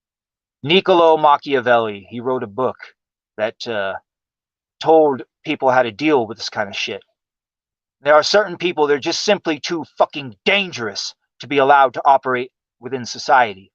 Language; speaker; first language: English; native; English